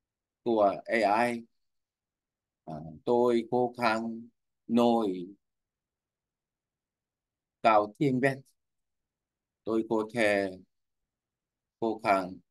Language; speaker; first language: Vietnamese; non-native, learner; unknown